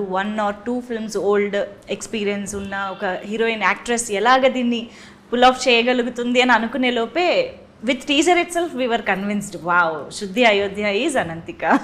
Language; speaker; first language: Telugu; native; Telugu